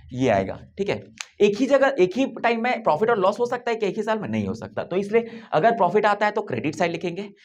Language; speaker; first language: Hindi; native; Hindi